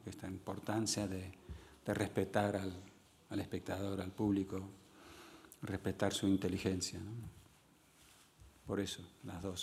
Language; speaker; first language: Spanish; early bilingual, other home language; English